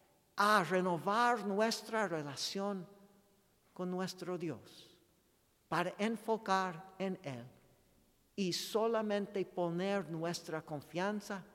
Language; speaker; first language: Spanish; non-native, fluent; English